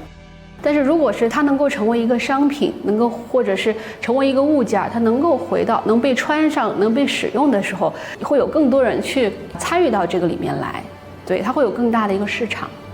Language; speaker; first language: Chinese; native; Chinese